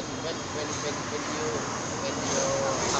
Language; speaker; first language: English; non-native, learner; Vietnamese